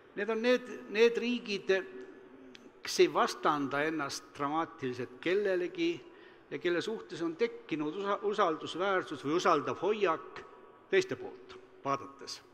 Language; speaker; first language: Estonian; native; Estonian